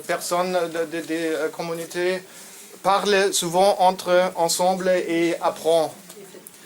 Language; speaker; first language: French; non-native, learner; German